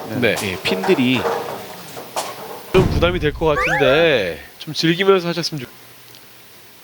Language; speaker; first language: Korean; native; Korean